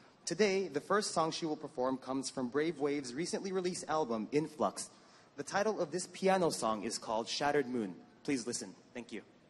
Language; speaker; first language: English; native; English